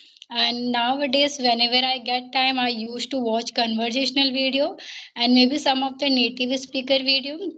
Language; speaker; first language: English; non-native, learner; Hindi